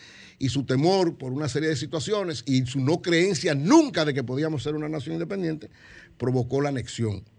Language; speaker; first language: Spanish; native; Spanish